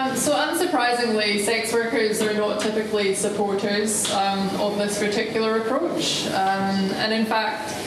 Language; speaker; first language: English; native; English